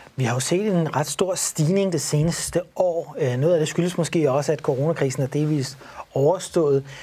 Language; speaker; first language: Danish; native; Danish